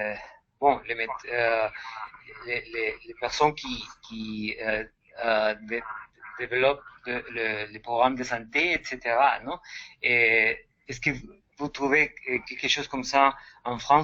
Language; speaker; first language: French; non-native, fluent; Spanish